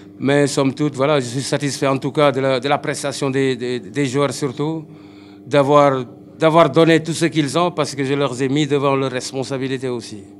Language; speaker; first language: French; non-native, local second language; Wolof